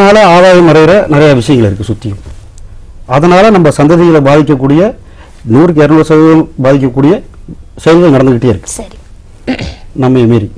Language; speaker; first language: Tamil; native; Tamil